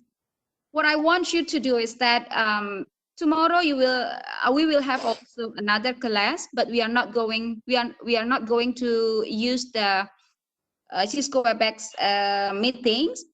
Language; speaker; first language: English; non-native, fluent; Indonesian